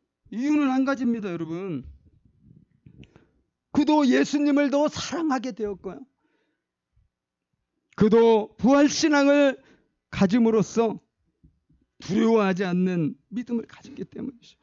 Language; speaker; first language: Korean; native; Korean